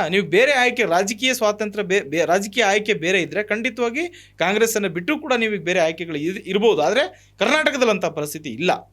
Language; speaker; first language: Kannada; native; Kannada